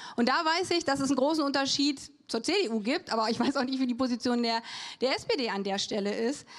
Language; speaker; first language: German; native; German